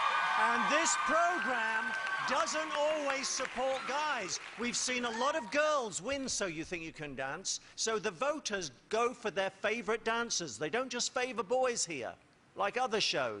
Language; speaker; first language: English; native; English